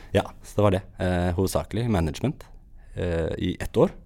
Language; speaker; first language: Norwegian; early bilingual, other home language; Arabic